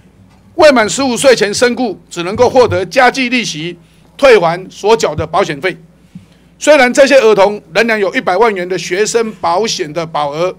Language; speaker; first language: Chinese; native; Chinese